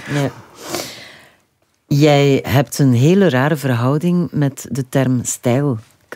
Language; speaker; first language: Dutch; native; Dutch